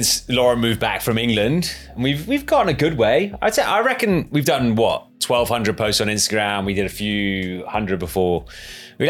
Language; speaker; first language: English; native; English